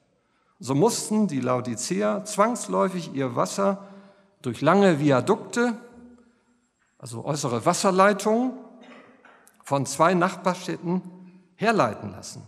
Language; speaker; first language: German; native; German